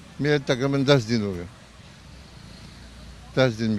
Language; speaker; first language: Hindi; non-native, learner; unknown